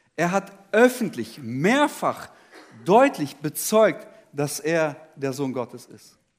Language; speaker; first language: German; early bilingual, other home language; Russian